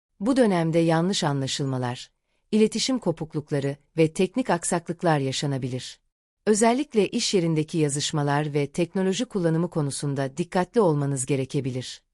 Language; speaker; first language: Turkish; native; Turkish